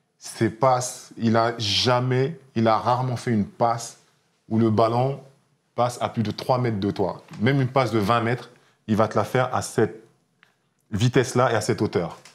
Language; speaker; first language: French; early bilingual, other home language; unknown